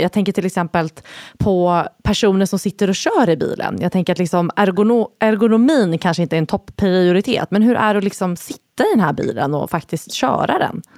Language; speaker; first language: Swedish; native; Swedish